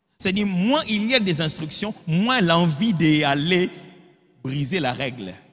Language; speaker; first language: French; non-native, local second language; Lingala